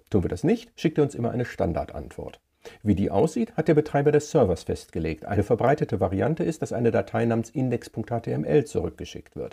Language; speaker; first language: German; native; German